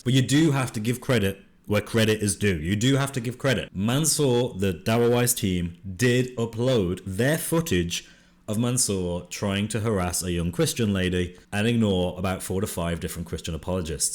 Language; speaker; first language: English; native; English